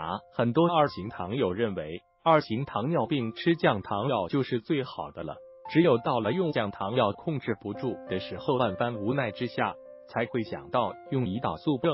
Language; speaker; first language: Chinese; native; Chinese